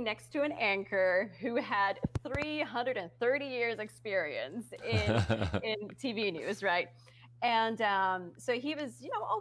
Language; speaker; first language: English; non-native, fluent; Dutch